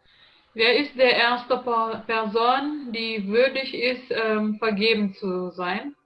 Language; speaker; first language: German; non-native, learner; Indonesian